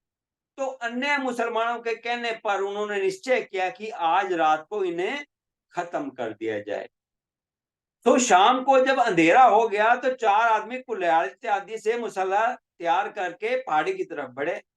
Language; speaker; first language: Hindi; native; Hindi